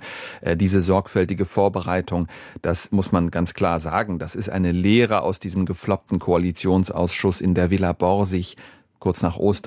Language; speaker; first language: German; native; German